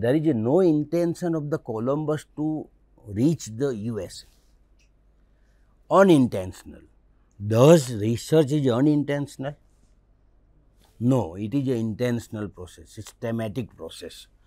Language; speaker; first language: English; non-native, local second language; Gujarati